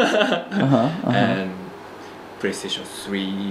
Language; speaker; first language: English; non-native, learner; Japanese